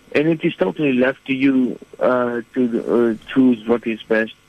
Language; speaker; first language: English; non-native, fluent; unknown